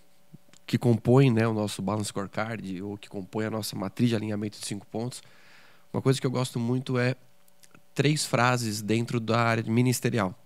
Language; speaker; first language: Portuguese; native; Portuguese